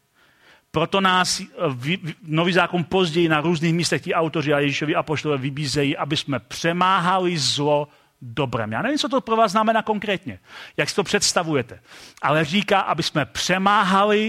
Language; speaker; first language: Czech; native; Czech